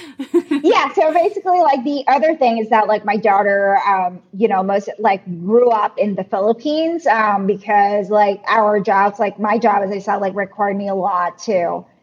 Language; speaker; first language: English; non-native, local second language; Filipino